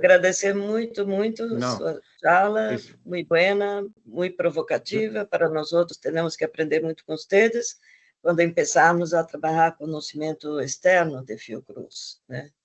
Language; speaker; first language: Portuguese; non-native, fluent; Spanish